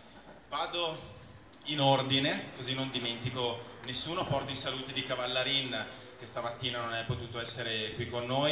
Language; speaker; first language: Italian; native; Italian